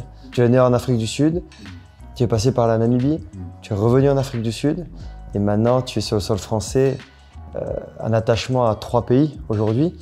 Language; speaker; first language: French; native; French